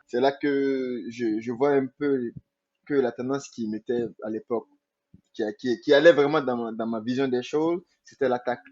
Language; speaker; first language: French; non-native, local second language; Mandingo